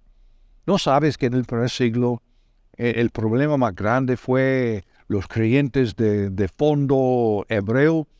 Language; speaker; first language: Spanish; non-native, fluent; English